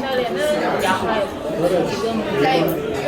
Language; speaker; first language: Korean; non-native, fluent; Chinese